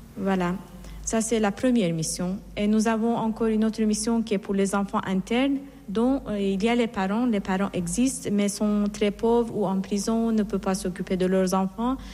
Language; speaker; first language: French; non-native, fluent; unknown